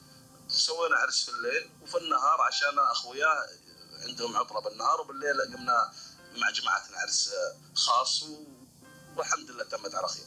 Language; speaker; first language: Arabic; native; Arabic